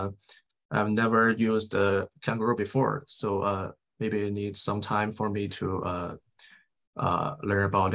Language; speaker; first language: English; non-native, fluent; Chinese